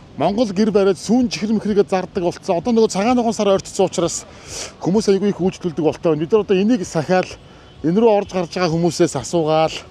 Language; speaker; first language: Mongolian; native; Mongolian